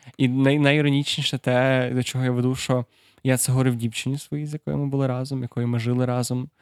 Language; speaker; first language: Ukrainian; non-native, local second language; Russian